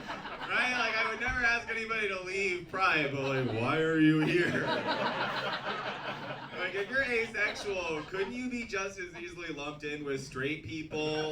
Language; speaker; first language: English; native; English